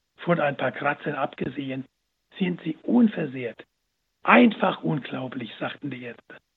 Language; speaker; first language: German; native; German